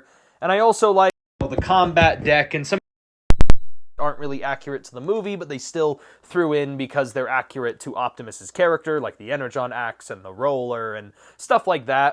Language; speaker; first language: English; native; English